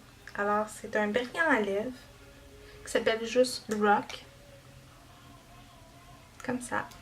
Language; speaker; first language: French; native; French